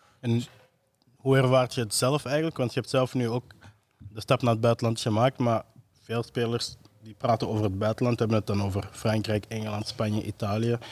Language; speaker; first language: Dutch; native; Dutch